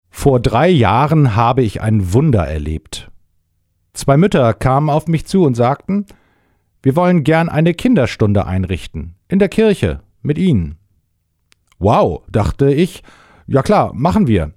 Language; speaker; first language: German; native; German